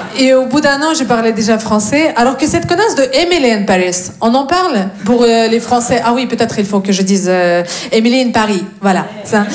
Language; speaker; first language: French; non-native, fluent; Russian